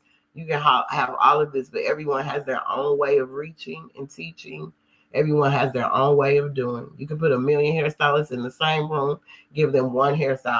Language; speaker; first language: English; native; English